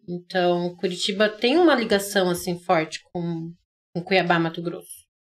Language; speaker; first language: Portuguese; native; Portuguese